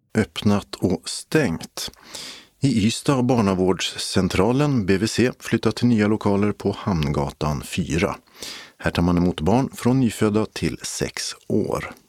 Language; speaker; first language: Swedish; native; Swedish